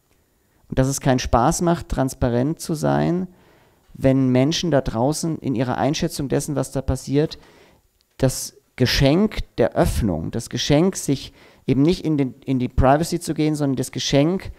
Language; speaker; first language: German; native; German